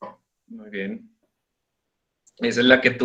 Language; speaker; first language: Spanish; native; Spanish